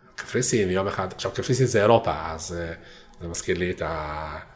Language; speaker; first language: Hebrew; non-native, fluent; Italian